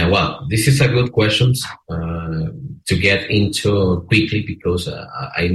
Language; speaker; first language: English; non-native, learner; Spanish